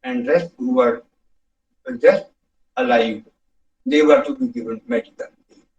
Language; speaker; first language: English; non-native, local second language; Punjabi